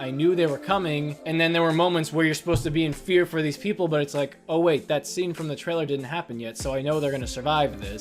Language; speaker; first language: English; native; English